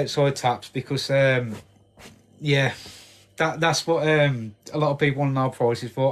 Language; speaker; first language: English; native; English